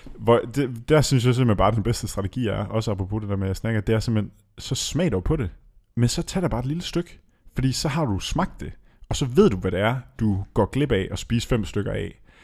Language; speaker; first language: Danish; native; Danish